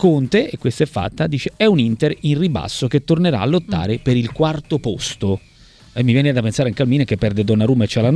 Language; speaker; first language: Italian; native; Italian